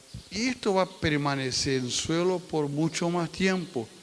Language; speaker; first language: Spanish; non-native, fluent; Portuguese